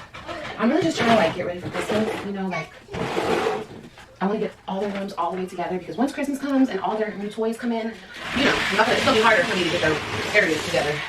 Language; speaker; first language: English; native; English